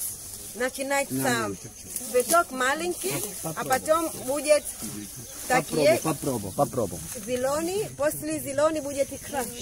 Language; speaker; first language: Russian; non-native, learner; Swahili